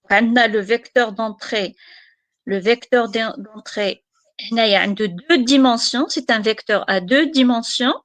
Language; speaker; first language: French; non-native, local second language; Arabic